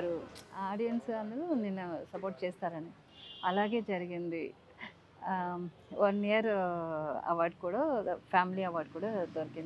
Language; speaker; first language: Telugu; non-native, local second language; Tamil